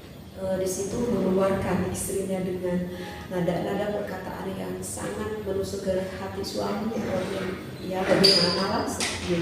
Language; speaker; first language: Indonesian; native; Indonesian